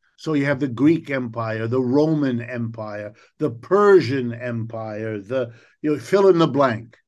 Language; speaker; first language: English; native; English